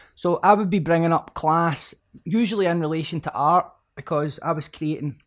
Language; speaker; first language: English; native; English